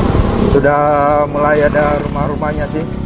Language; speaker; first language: Indonesian; native; Indonesian